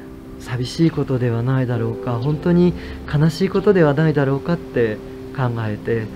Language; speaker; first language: Japanese; native; Japanese